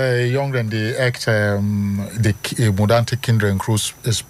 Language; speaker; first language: Dutch; non-native, learner; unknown